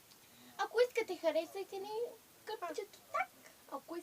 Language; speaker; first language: Bulgarian; non-native, local second language; Turkish